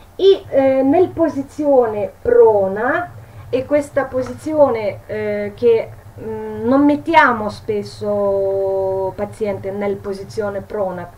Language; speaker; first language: Italian; non-native, learner; Russian